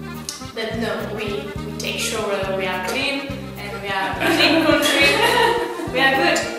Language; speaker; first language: English; non-native, learner; French